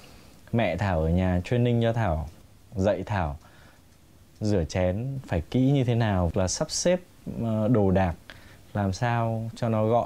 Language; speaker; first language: Vietnamese; native; Vietnamese